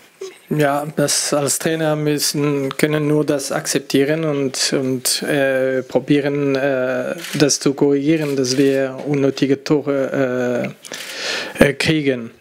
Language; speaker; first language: German; non-native, fluent; French